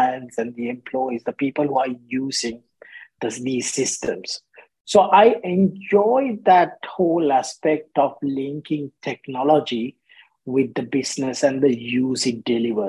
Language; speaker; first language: English; non-native, local second language; Sinhala